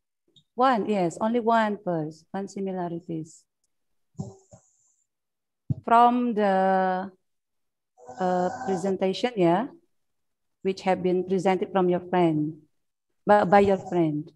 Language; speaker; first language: English; non-native, fluent; Indonesian